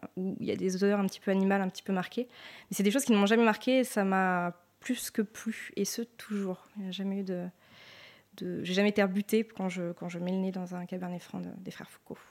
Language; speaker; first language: French; native; French